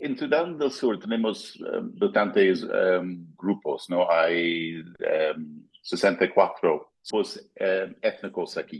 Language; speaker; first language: Spanish; non-native, fluent; English